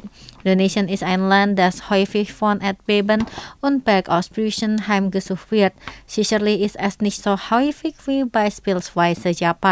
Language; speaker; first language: German; non-native, fluent; Indonesian